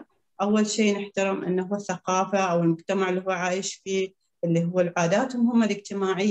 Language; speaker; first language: Arabic; native; Arabic